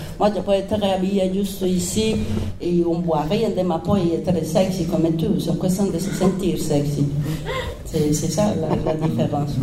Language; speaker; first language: French; non-native, fluent; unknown